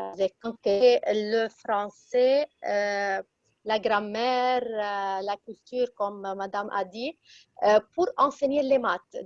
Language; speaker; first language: French; non-native, local second language; Arabic